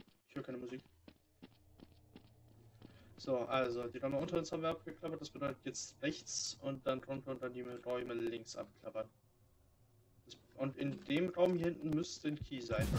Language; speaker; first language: German; native; German